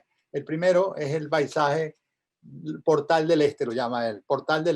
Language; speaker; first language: Spanish; native; Spanish